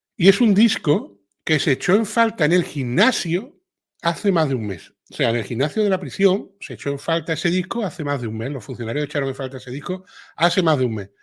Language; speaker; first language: Spanish; native; Spanish